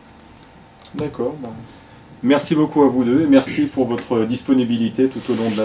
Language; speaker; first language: French; native; French